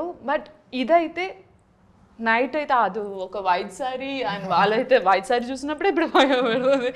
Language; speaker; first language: Telugu; non-native, learner; Malayalam